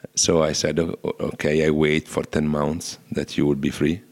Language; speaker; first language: English; non-native, fluent; Italian